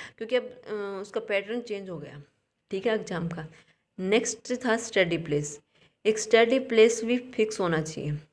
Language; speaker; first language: Hindi; native; Hindi